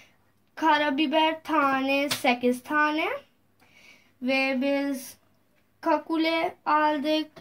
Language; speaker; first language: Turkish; non-native, learner; Urdu